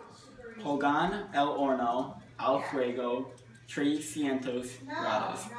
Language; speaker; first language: Spanish; non-native, learner; English